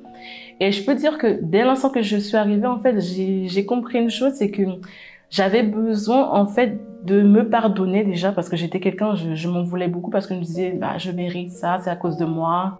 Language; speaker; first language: French; native; French